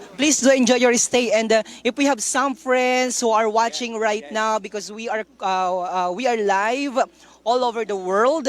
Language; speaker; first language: English; non-native, local second language; Filipino